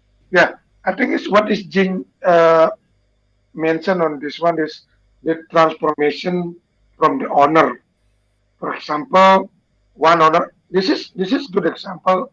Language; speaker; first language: English; non-native, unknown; Indonesian